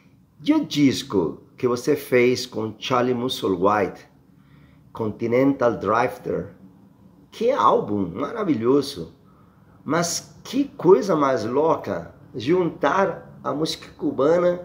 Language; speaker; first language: Portuguese; non-native, fluent; Spanish